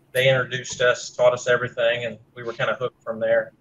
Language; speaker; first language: English; native; English